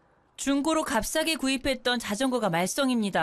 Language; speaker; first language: Korean; native; Korean